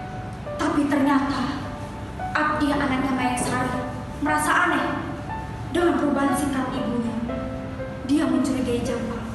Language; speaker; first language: Indonesian; native; Indonesian